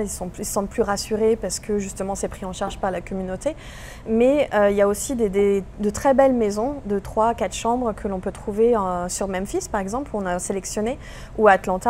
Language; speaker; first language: French; native; French